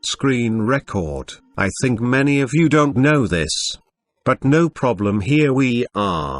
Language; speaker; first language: English; non-native, fluent; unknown